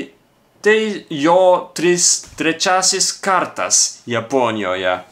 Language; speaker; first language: Lithuanian; non-native, learner; Japanese